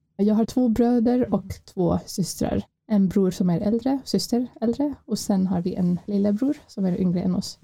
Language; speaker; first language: Swedish; non-native, fluent; Arabic